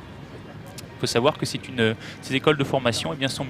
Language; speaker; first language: French; native; French